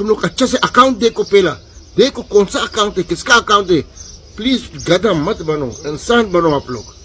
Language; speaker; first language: Hindi; non-native, fluent; Arabic